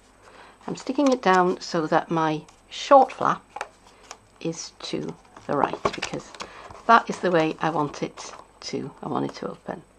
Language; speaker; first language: English; native; English